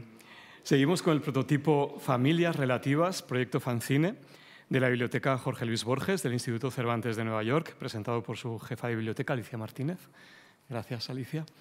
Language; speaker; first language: Spanish; native; Spanish